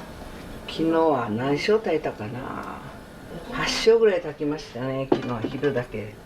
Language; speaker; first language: Japanese; native; Japanese